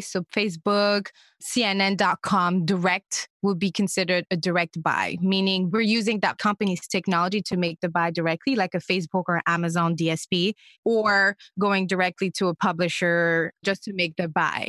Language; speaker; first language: English; non-native, fluent; French